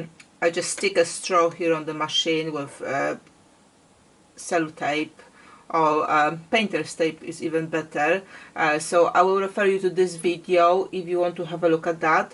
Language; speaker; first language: English; non-native, fluent; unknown